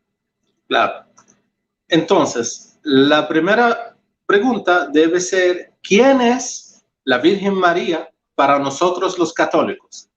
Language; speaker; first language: Spanish; non-native, fluent; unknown